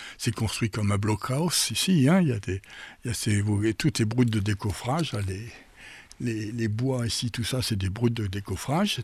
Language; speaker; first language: French; native; French